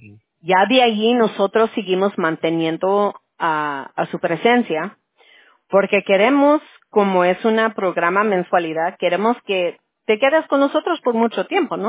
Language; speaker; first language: Spanish; early bilingual, heritage; Spanish